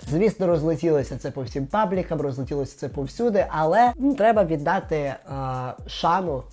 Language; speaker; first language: Ukrainian; native; Ukrainian